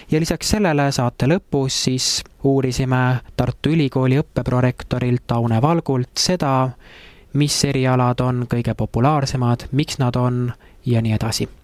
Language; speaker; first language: Estonian; native; Estonian